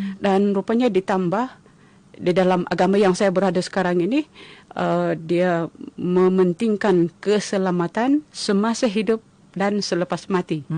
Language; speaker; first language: Malay; non-native, local second language; Central Dusun